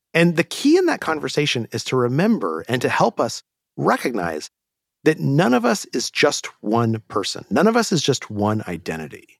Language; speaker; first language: English; native; English